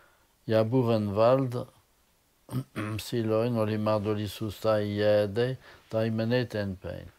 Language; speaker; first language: Finnish; non-native, fluent; French